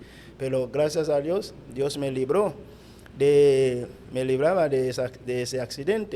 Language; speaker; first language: Spanish; non-native, fluent; Haitian Creole